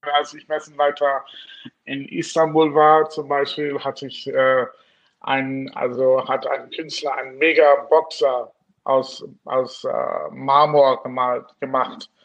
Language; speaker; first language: German; non-native, fluent; English